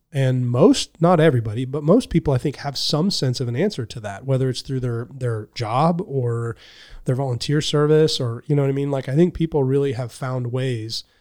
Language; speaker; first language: English; native; English